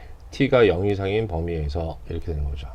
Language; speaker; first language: Korean; native; Korean